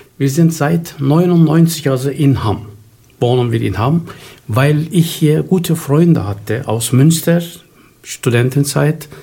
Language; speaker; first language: German; non-native, fluent; Turkish